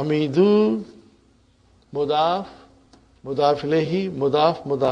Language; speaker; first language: Arabic; non-native, fluent; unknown